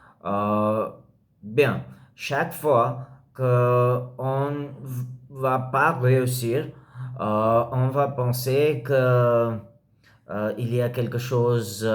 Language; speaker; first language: French; non-native, learner; English